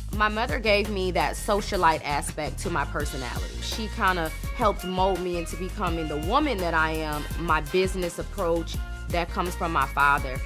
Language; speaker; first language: English; native; English